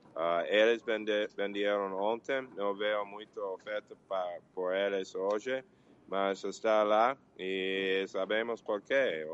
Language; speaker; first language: Portuguese; non-native, learner; English